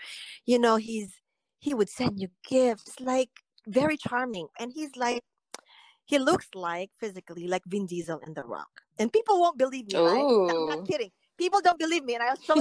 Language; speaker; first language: English; non-native, local second language; Filipino